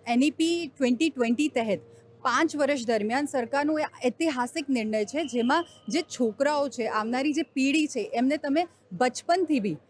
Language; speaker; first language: Gujarati; non-native, local second language; Sindhi